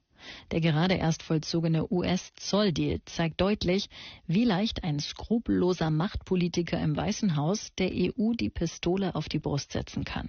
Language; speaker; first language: German; native; German